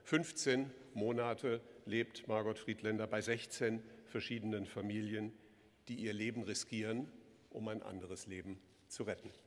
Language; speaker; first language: German; native; German